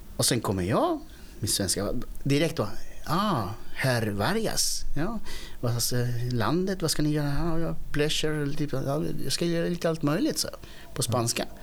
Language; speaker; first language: Swedish; early bilingual, other home language; Spanish